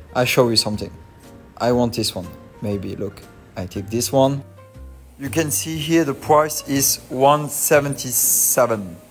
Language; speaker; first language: English; non-native, learner; French